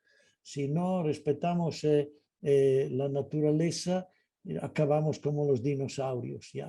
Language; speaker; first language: Spanish; non-native, fluent; Italian